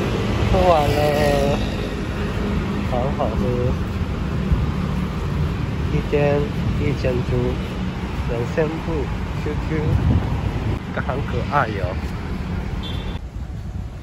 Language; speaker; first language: Chinese; non-native, fluent; Japanese